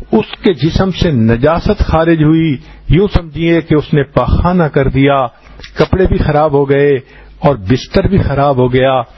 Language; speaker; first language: Urdu; native; Urdu